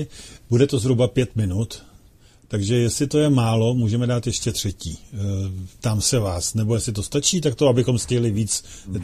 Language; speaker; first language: Czech; native; Czech